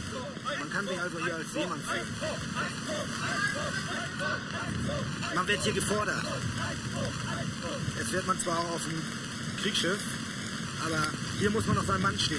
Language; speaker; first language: German; native; German